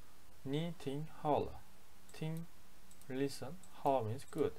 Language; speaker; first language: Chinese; non-native, learner; Turkish